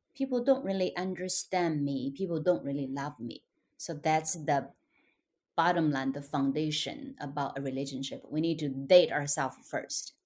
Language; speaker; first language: English; non-native, fluent; Chinese